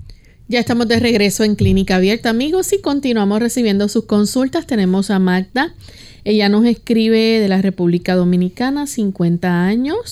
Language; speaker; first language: Spanish; native; Spanish